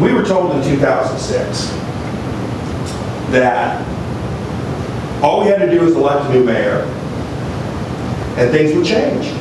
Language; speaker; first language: English; native; English